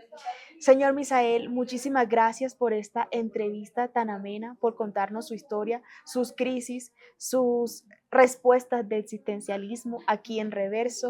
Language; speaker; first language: Spanish; native; Spanish